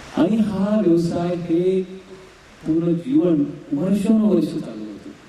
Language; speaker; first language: Marathi; non-native, local second language; Bhili